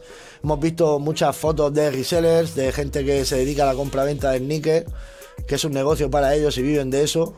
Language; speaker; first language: Spanish; native; Spanish